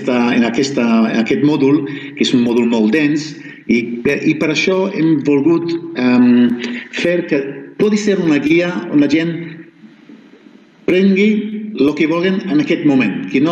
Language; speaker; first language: Catalan; non-native, fluent; Spanish